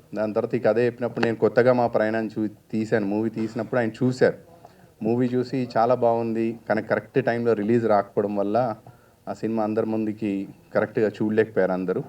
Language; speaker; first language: Telugu; native; Telugu